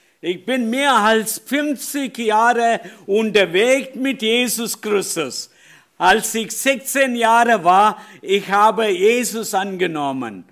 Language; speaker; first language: German; non-native, learner; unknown